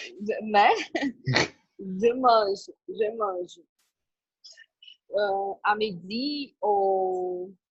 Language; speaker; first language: French; non-native, learner; Portuguese